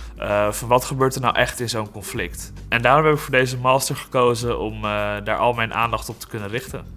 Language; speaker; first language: Dutch; native; Dutch